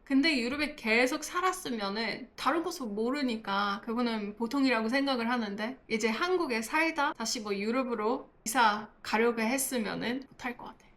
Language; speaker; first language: Korean; non-native, fluent; English